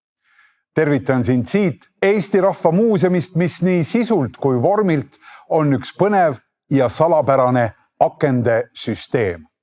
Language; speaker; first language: Estonian; native; Estonian